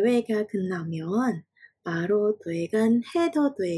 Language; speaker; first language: Korean; non-native, fluent; Indonesian